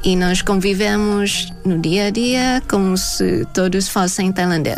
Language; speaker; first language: Portuguese; non-native, fluent; Thai